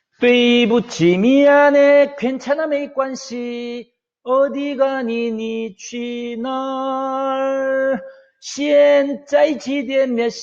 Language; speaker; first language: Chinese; non-native, fluent; Korean